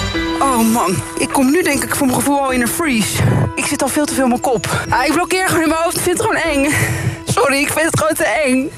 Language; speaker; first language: Dutch; native; Dutch